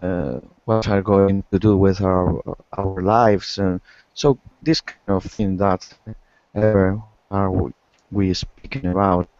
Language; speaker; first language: English; non-native, learner; Spanish